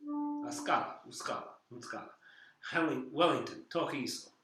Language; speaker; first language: Portuguese; non-native, learner; English